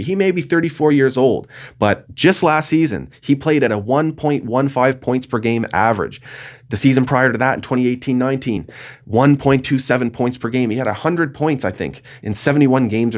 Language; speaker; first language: English; native; English